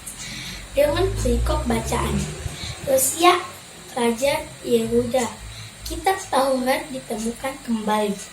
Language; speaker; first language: Indonesian; native; Indonesian